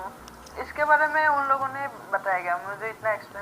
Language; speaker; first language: Hindi; non-native, local second language; Assamese